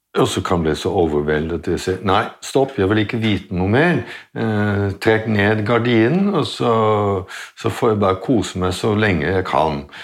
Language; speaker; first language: Norwegian; non-native, fluent; Dutch